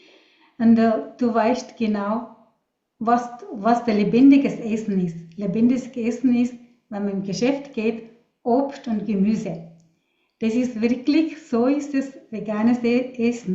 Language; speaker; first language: German; non-native, learner; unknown